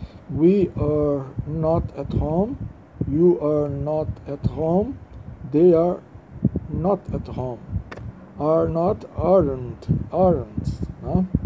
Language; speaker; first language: English; non-native, fluent; Portuguese